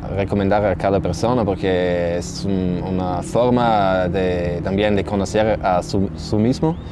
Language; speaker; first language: Spanish; non-native, learner; German